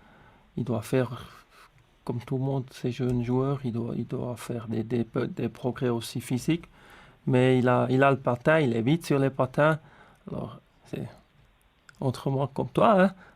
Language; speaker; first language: French; non-native, local second language; Swiss German